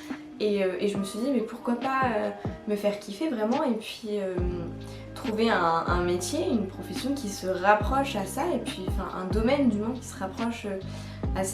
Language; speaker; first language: French; native; French